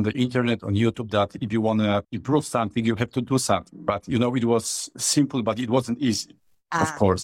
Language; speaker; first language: English; non-native, fluent; Polish